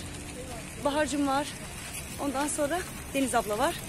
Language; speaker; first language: Turkish; native; Turkish